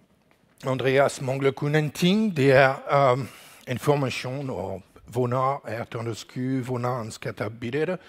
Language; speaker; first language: Danish; non-native, learner; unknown